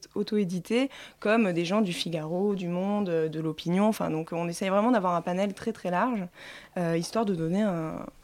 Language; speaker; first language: French; native; French